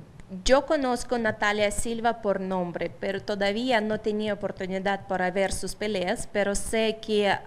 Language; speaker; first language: Spanish; non-native, fluent; Russian